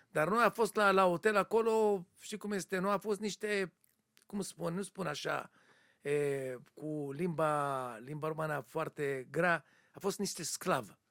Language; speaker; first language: Romanian; non-native, learner; Hebrew